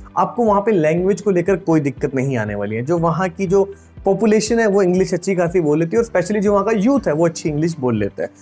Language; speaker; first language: Hindi; native; Hindi